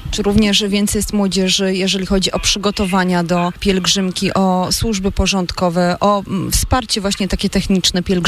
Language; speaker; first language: Polish; native; Polish